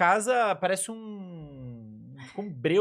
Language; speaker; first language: Portuguese; native; Portuguese